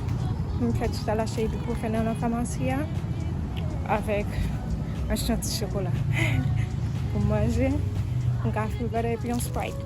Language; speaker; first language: French; non-native, learner; Haitian Creole